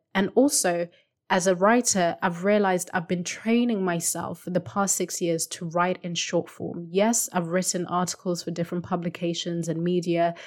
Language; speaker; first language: English; non-native, local second language; Shona